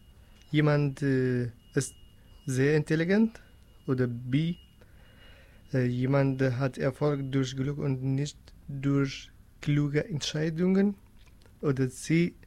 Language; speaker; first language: German; non-native, learner; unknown